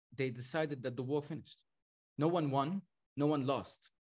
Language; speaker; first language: English; non-native, fluent; Arabic